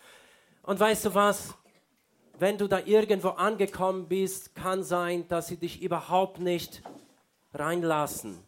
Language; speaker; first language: German; non-native, fluent; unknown